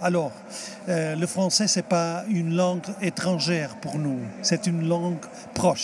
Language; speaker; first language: French; non-native, fluent; Portuguese